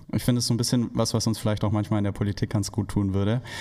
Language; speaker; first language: German; native; German